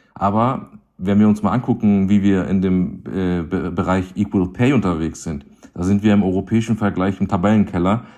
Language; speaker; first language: German; native; German